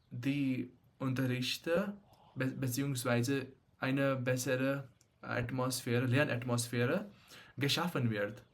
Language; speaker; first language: German; non-native, fluent; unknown